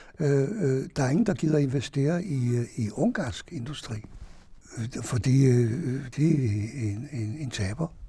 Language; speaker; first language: Danish; non-native, fluent; Hungarian